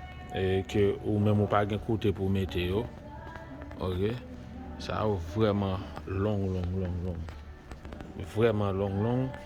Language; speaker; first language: French; non-native, learner; Haitian Creole